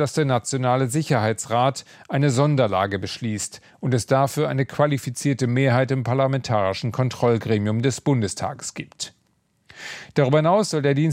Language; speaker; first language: German; native; German